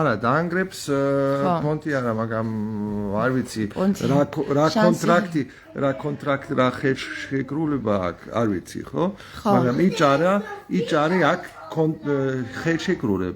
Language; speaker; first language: Georgian; non-native, learner; German